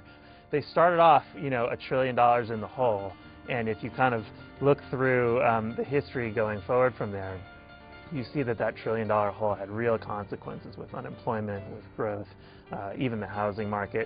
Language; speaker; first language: English; native; English